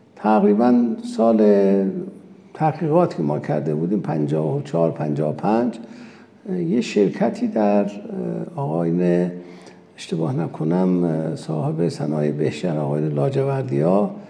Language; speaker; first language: Persian; non-native, local second language; Azerbaijani